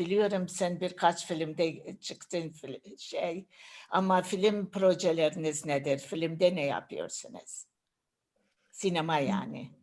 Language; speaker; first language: Turkish; non-native, learner; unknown